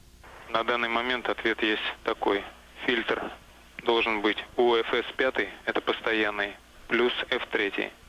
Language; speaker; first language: Russian; native; Russian